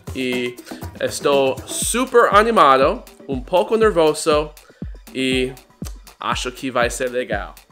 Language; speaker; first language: Portuguese; non-native, learner; English